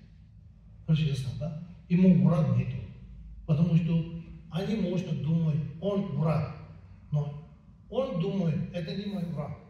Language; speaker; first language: Russian; non-native, learner; Tibetan